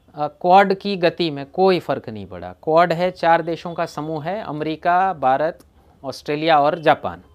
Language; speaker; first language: Hindi; non-native, local second language; Gujarati